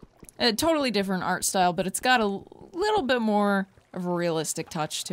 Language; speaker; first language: English; native; English